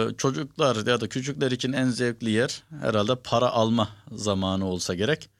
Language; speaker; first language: Turkish; early bilingual, heritage; Turkish